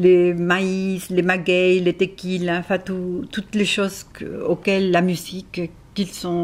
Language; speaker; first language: French; non-native, fluent; Spanish